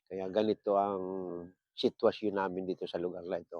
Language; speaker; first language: Filipino; native; Filipino